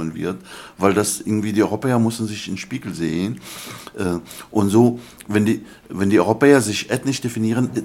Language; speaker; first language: German; non-native, fluent; Arabic